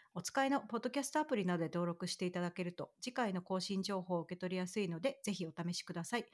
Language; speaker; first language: Japanese; native; Japanese